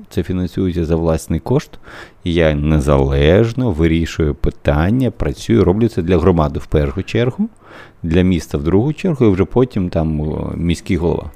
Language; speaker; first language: Ukrainian; native; Ukrainian